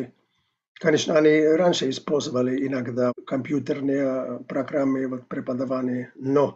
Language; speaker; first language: Russian; non-native, fluent; Finnish